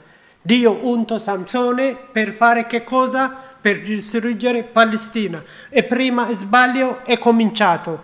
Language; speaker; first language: Italian; non-native, learner; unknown